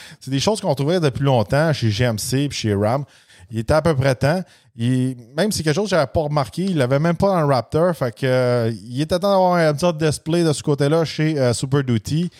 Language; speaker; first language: French; native; French